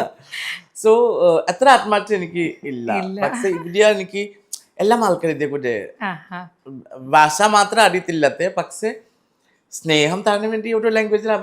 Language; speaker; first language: Malayalam; non-native, learner; Assamese